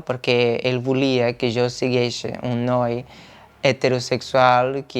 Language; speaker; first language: Catalan; non-native, fluent; Portuguese